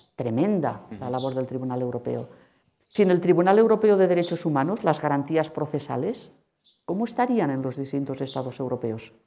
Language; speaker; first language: Spanish; non-native, local second language; Catalan